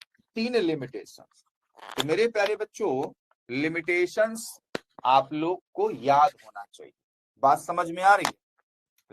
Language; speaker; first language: Hindi; native; Hindi